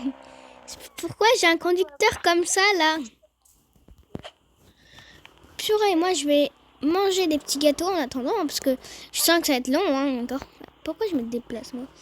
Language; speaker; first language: French; native; French